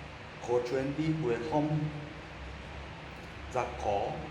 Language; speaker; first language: Vietnamese; non-native, learner; Japanese